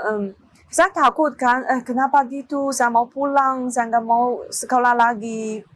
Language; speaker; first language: Indonesian; non-native, learner; Chinese